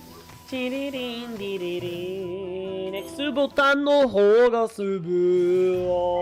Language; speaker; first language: Japanese; native; Japanese